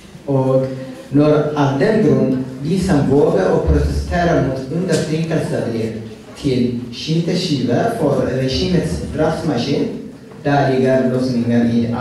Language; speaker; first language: Norwegian; non-native, fluent; Oromo